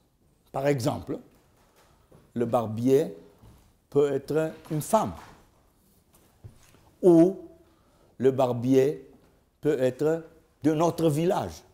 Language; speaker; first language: French; non-native, learner; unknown